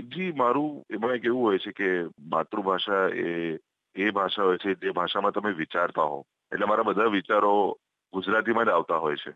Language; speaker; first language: Gujarati; native; Gujarati